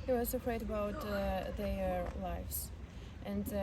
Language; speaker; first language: English; non-native, learner; Ukrainian